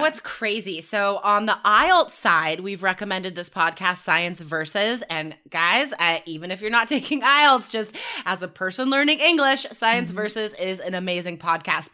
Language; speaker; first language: English; native; English